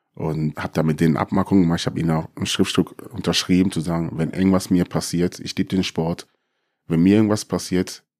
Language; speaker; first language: German; early bilingual, other home language; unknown